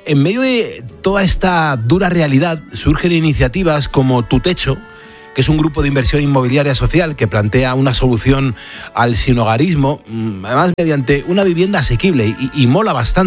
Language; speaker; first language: Spanish; native; Spanish